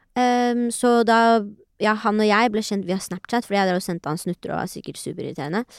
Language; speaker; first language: Norwegian; native; Norwegian